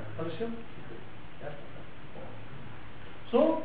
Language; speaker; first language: Russian; non-native, learner; Tibetan